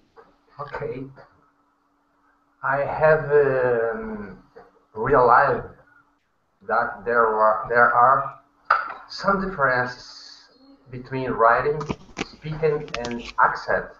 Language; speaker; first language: English; non-native, fluent; Portuguese